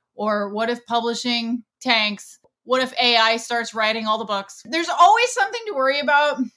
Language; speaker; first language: English; native; English